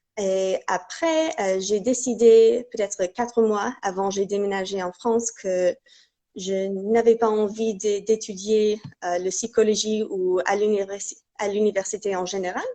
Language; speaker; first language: French; non-native, fluent; English